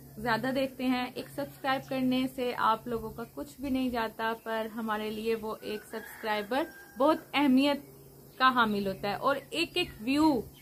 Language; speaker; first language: Urdu; non-native, local second language; Punjabi